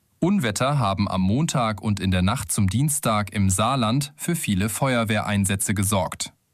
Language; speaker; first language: German; native; German